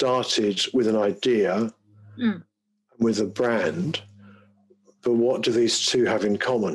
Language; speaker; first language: English; native; English